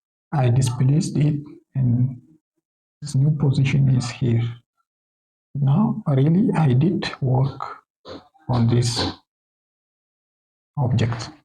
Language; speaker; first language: English; non-native, local second language; Oromo